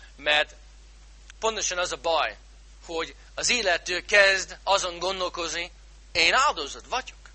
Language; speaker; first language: Hungarian; non-native, fluent; English